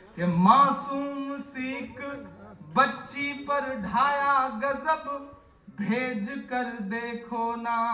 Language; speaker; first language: Hindi; native; Hindi